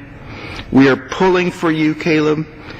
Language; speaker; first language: English; native; English